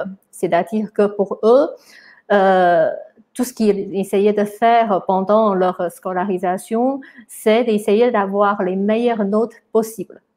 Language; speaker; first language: French; non-native, fluent; Chinese